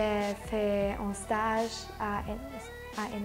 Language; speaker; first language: French; non-native, learner; German